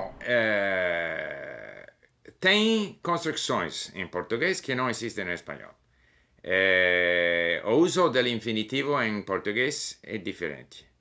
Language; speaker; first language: Portuguese; non-native, learner; English